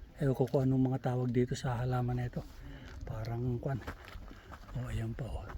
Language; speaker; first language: Filipino; native; Filipino